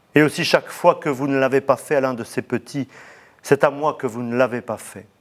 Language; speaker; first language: French; native; French